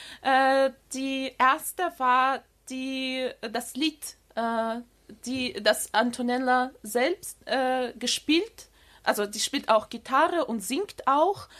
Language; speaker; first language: German; non-native, fluent; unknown